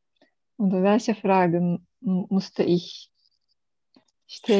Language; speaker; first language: German; non-native, learner; Turkish